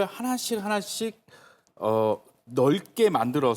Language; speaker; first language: Korean; native; Korean